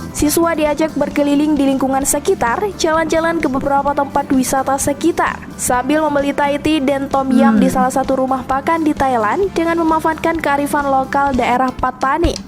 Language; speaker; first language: Indonesian; native; Indonesian